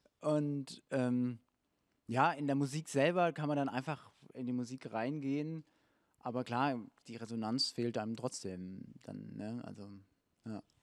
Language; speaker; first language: German; native; German